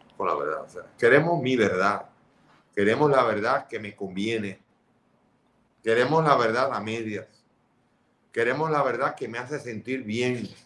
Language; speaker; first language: Spanish; early bilingual, other home language; Catalan